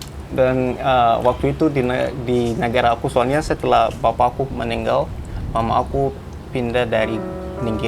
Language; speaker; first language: Indonesian; non-native, fluent; Hausa